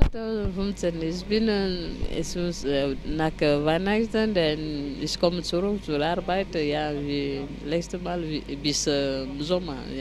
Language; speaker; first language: German; non-native, learner; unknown